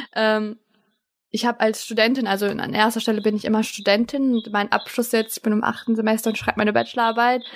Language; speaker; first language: German; early bilingual, other home language; Turkish